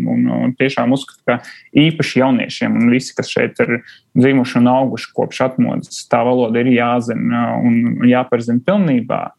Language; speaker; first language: Latvian; non-native, local second language; Russian